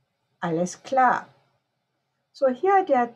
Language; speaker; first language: German; non-native, fluent; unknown